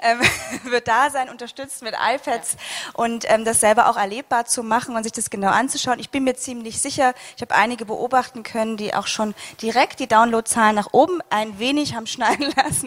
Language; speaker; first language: German; native; German